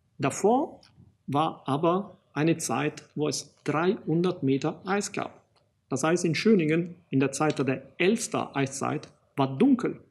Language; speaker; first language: German; non-native, fluent; Italian